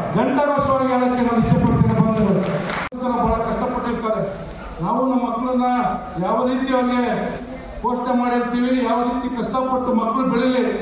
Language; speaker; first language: Kannada; native; Kannada